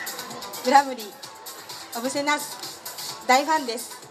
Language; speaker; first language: Japanese; native; Japanese